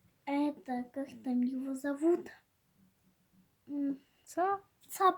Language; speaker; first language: Russian; native; Russian